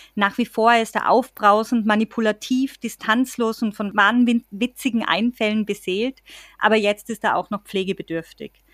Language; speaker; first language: German; native; German